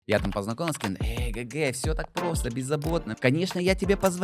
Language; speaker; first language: Russian; native; Russian